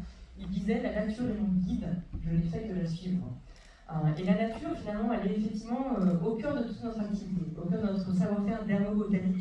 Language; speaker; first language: French; native; French